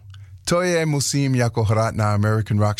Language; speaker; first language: Czech; non-native, learner; English